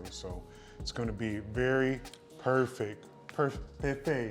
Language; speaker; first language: English; native; English